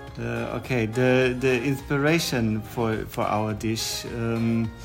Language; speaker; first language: English; non-native, fluent; German